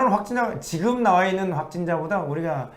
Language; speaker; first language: Korean; native; Korean